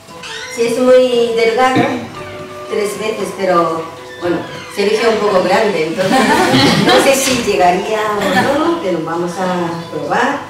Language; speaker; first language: Spanish; non-native, learner; Japanese